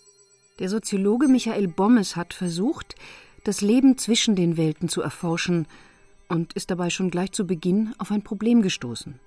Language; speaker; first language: German; native; German